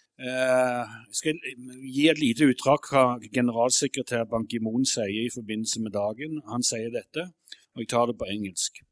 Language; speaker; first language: Norwegian; native; Norwegian